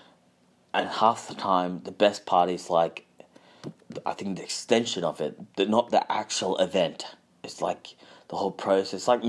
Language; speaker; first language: English; native; English